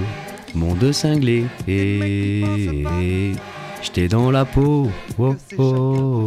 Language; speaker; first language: French; native; French